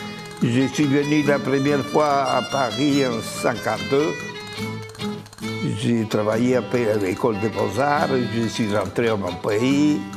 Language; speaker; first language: French; non-native, fluent; Spanish